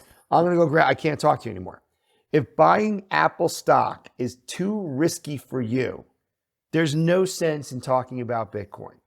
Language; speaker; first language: English; native; English